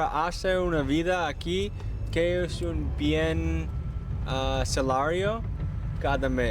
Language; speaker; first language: Spanish; non-native, learner; English